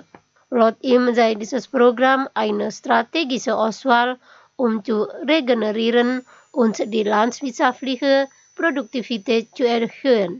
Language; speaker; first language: German; non-native, fluent; Indonesian